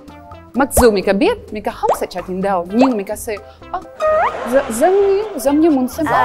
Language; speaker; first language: Vietnamese; non-native, learner; French